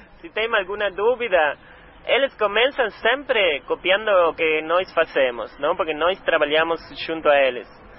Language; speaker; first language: Portuguese; non-native, learner; Spanish